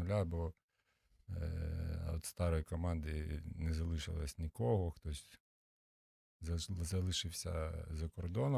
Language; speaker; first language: Ukrainian; non-native, local second language; Russian